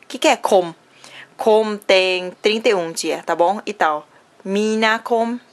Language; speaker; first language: Portuguese; non-native, learner; Thai